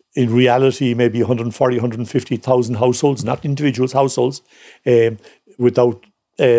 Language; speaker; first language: English; native; English